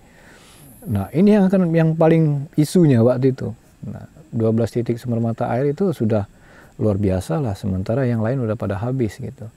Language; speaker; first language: Indonesian; non-native, local second language; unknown